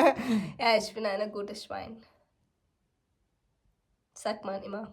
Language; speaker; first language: German; non-native, learner; Malayalam